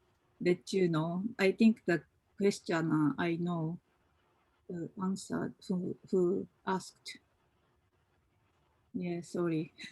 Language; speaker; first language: English; non-native, fluent; Japanese